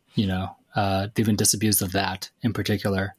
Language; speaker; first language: English; native; English